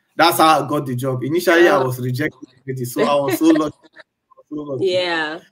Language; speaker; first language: English; non-native, local second language; Igbo